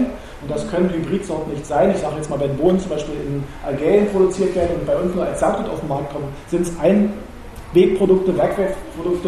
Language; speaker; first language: German; native; German